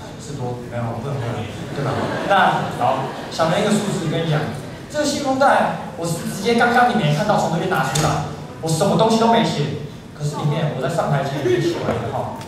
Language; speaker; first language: Chinese; native; Chinese